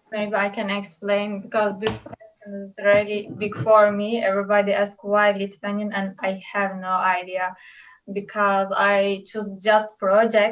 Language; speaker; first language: English; non-native, learner; Turkish